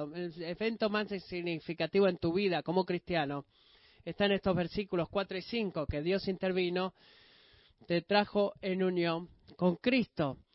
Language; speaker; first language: Spanish; non-native, fluent; Greek